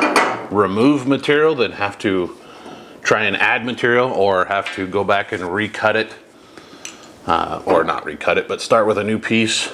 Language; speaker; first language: English; native; English